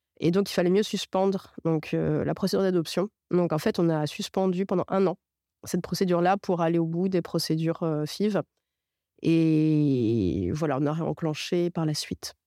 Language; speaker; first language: French; non-native, local second language; Arabic